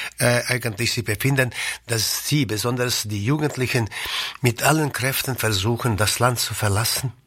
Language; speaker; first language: German; non-native, fluent; Croatian